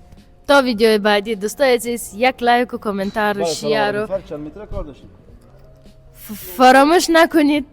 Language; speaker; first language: Persian; early bilingual, heritage; Persian